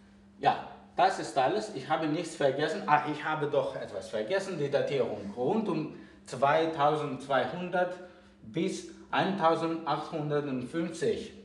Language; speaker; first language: German; non-native, fluent; Greek